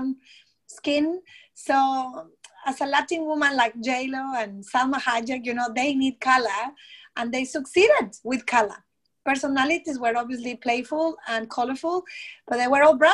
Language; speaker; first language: English; non-native, fluent; Spanish